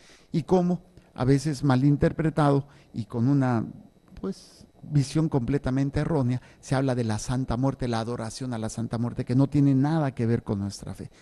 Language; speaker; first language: Spanish; native; Spanish